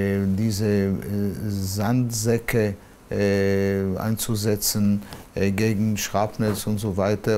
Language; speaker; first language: German; non-native, fluent; Hebrew